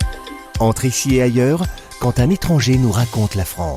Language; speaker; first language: French; native; French